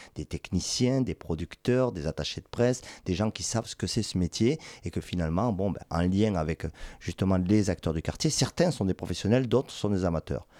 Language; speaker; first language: French; native; French